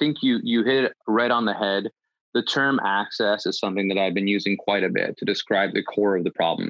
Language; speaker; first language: English; native; English